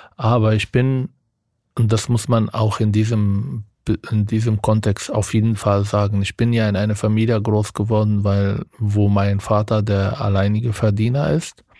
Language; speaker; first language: German; non-native, fluent; Arabic